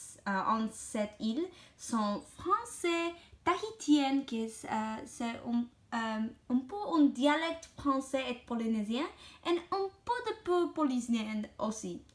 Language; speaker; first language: French; non-native, learner; English